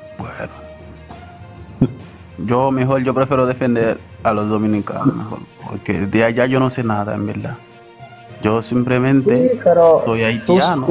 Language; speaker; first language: Spanish; early bilingual, other home language; Haitian Creole